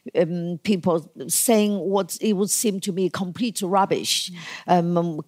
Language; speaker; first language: English; non-native, fluent; Chinese